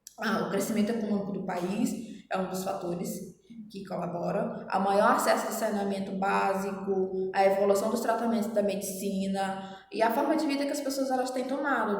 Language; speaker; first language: Portuguese; native; Portuguese